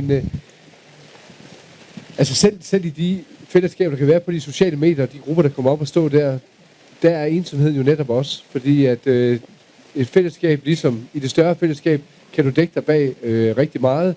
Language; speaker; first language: Danish; native; Danish